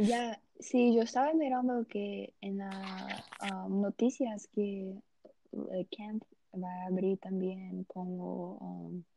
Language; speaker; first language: Spanish; non-native, learner; Portuguese